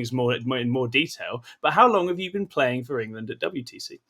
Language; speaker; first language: English; native; English